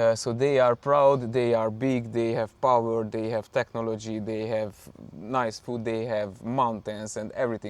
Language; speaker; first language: English; non-native, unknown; Hungarian